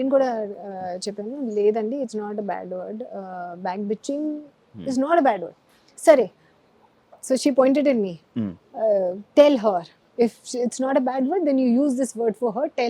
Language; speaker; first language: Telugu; non-native, learner; Hindi